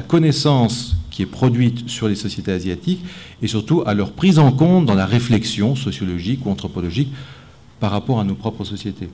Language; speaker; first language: French; native; French